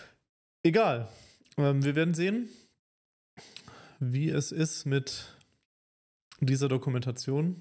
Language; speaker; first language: German; native; German